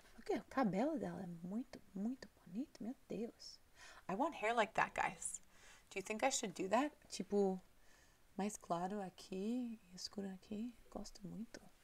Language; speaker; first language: Portuguese; non-native, learner; English